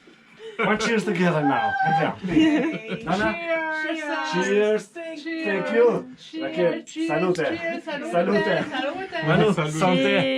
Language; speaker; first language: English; non-native, learner; Albanian